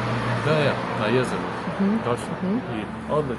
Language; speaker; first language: Croatian; non-native, learner; English